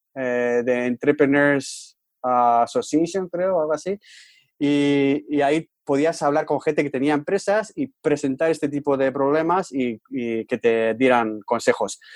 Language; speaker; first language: Spanish; native; Spanish